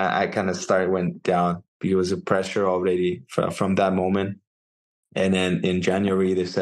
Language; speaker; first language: English; non-native, fluent; Russian